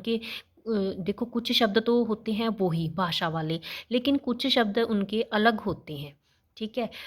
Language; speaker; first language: Hindi; non-native, local second language; Punjabi